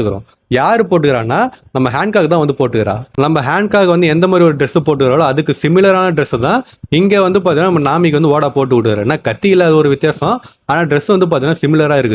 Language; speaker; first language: Tamil; native; Tamil